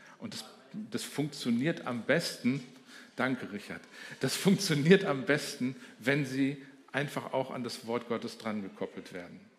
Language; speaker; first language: German; native; German